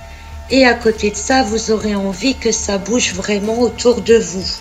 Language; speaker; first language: French; native; French